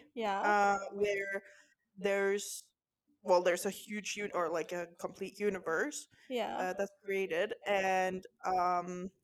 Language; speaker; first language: English; non-native, fluent; Norwegian